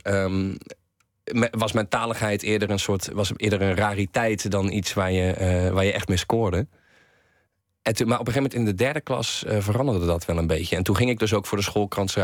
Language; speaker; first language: Dutch; native; Dutch